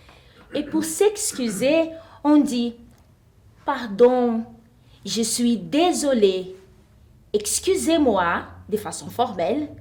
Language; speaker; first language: French; non-native, fluent; Portuguese